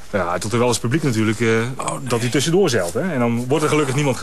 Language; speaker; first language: Dutch; native; Dutch